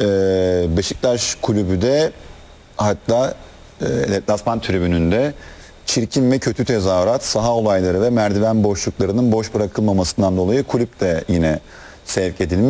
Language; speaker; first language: Turkish; native; Turkish